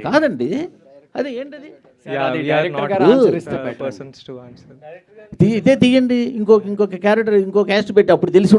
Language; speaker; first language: Telugu; native; Telugu